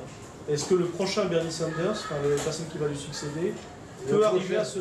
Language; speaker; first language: French; native; French